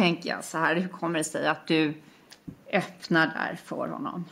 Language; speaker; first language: Swedish; native; Swedish